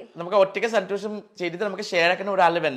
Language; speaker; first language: Malayalam; non-native, learner; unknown